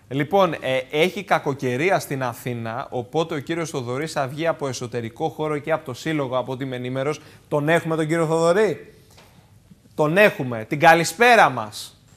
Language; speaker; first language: Greek; native; Greek